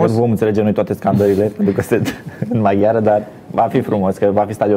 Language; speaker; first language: Romanian; native; Romanian